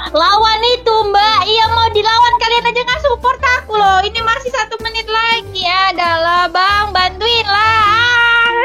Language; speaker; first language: Indonesian; native; Indonesian